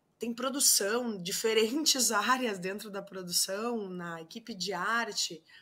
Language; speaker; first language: Portuguese; non-native, fluent; Spanish